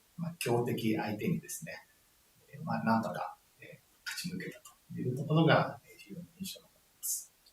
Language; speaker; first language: Japanese; native; Japanese